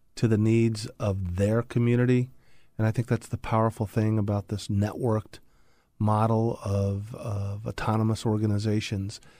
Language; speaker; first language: English; native; English